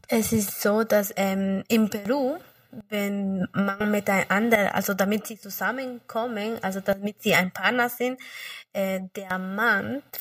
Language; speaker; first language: German; non-native, fluent; Spanish